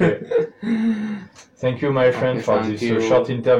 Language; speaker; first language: English; non-native, learner; French